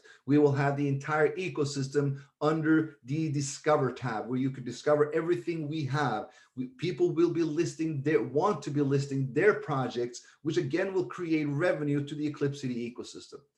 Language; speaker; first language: English; non-native, fluent; Swedish